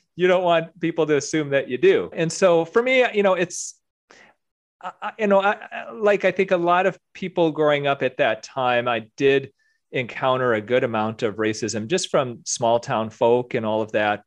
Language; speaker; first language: English; early bilingual, other home language; Korean